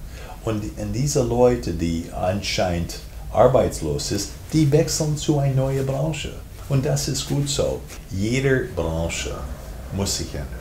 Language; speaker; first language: German; non-native, fluent; English